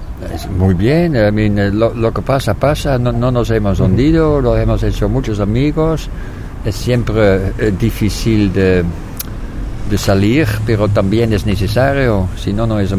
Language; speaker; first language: Spanish; non-native, fluent; Dutch